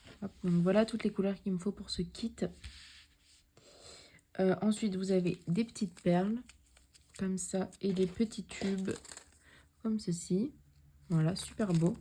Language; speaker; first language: French; native; French